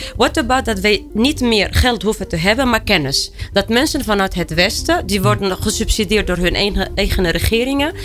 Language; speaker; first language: Dutch; non-native, fluent; Arabic